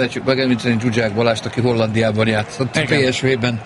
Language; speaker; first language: Hungarian; native; Hungarian